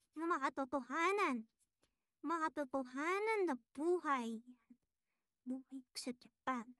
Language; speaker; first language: Filipino; native; Filipino